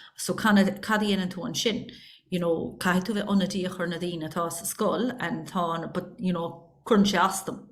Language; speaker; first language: Irish; non-native, local second language; English